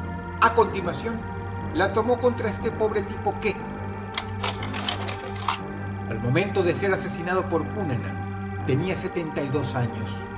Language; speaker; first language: Spanish; native; Spanish